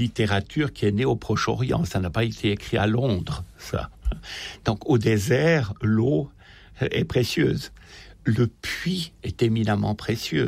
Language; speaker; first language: French; native; French